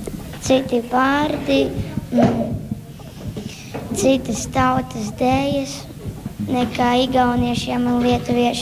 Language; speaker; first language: Latvian; early bilingual, heritage; Latvian